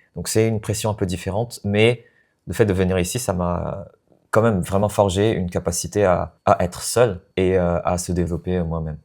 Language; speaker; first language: French; non-native, fluent; Chinese